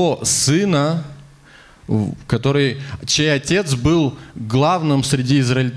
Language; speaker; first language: Russian; native; Russian